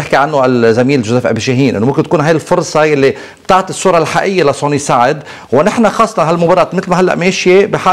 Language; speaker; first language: Arabic; native; Arabic